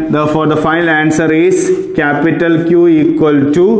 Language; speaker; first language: English; non-native, local second language; Malayalam